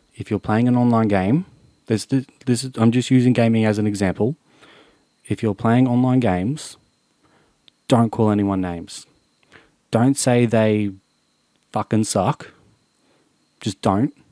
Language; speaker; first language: English; native; English